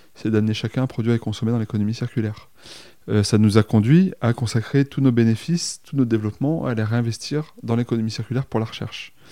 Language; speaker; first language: French; native; French